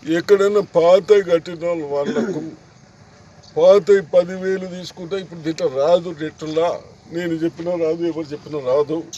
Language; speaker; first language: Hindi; non-native, local second language; Telugu